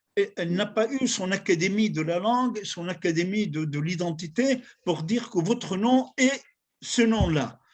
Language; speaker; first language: French; non-native, fluent; Assyrian Neo-Aramaic